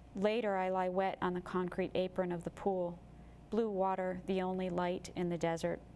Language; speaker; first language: English; native; English